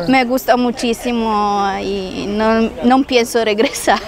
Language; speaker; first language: Spanish; non-native, fluent; Italian